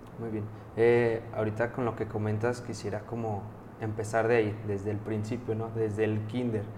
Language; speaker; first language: Spanish; native; Spanish